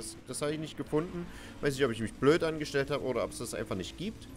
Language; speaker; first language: German; native; German